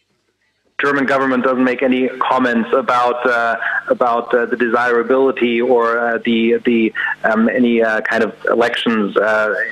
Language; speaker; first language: English; non-native, fluent; German